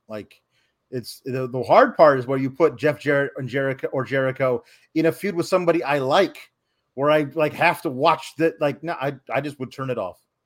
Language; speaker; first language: English; native; English